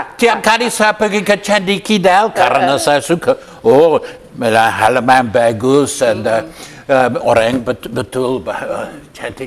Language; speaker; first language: Indonesian; non-native, learner; English